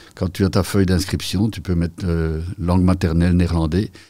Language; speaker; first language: French; native; French